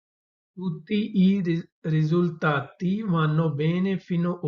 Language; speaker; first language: Italian; non-native, fluent; Urdu